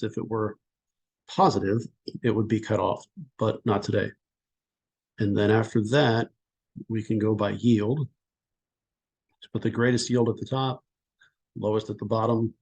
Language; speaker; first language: English; native; English